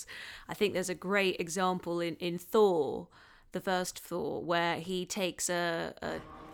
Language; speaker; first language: English; non-native, local second language; Cantonese